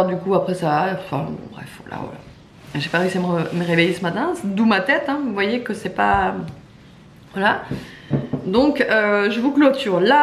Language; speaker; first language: French; native; French